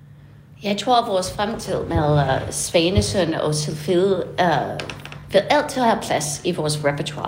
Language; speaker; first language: Danish; non-native, fluent; English